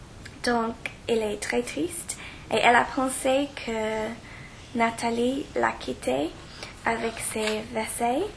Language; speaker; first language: French; non-native, learner; English